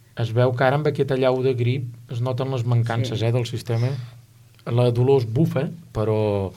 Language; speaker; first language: Catalan; native; Catalan